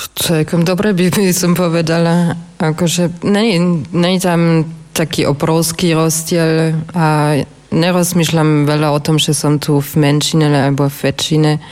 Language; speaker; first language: Slovak; non-native, fluent; German